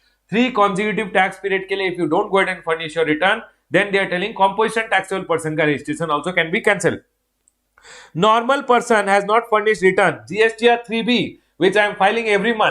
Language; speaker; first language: English; non-native, local second language; Hindi